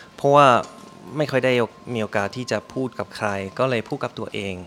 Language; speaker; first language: Thai; non-native, fluent; German